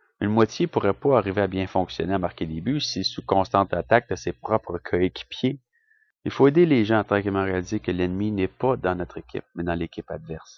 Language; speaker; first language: French; native; French